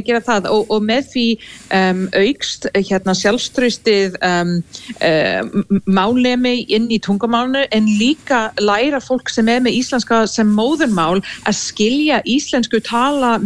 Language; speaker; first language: Icelandic; non-native, fluent; English